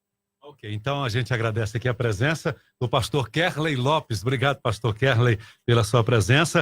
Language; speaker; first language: Portuguese; native; Portuguese